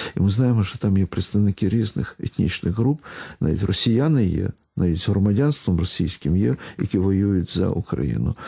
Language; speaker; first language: Ukrainian; non-native, local second language; Russian